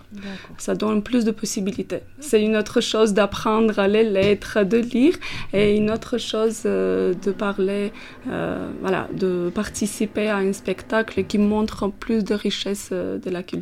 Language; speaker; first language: French; non-native, fluent; Armenian